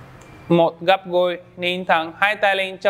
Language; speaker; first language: Vietnamese; non-native, learner; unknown